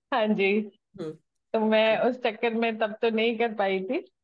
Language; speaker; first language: Hindi; non-native, local second language; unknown